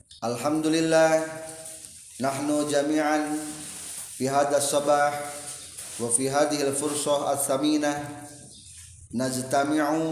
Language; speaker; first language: Arabic; non-native, learner; Indonesian